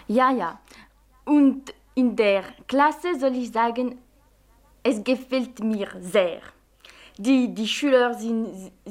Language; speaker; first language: German; non-native, fluent; French